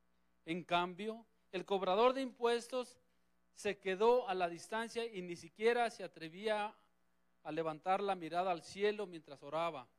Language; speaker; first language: Spanish; native; Spanish